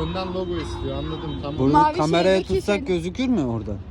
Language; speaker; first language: Turkish; native; Turkish